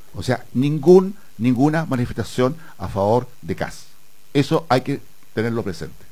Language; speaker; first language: Spanish; native; Spanish